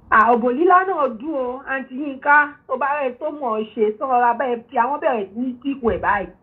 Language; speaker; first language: Yoruba; native; Yoruba